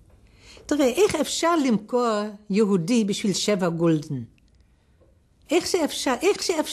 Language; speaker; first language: Hebrew; non-native, fluent; Dutch